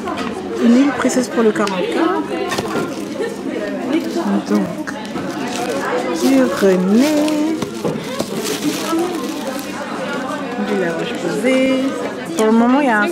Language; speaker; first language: French; native; French